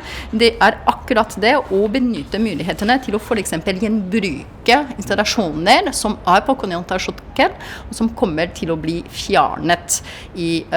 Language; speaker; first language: Norwegian; non-native, fluent; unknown